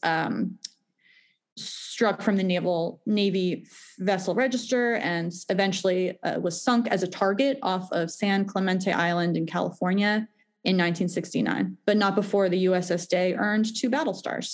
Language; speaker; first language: English; native; English